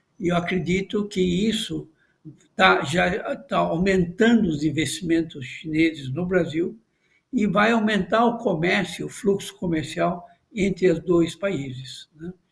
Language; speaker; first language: Portuguese; non-native, fluent; Chinese